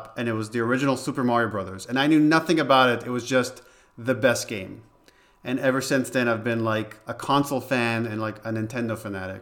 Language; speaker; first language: English; non-native, fluent; Hebrew